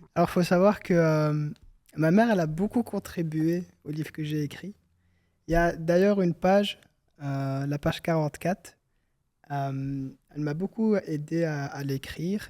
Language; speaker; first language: French; early bilingual, other home language; Arabic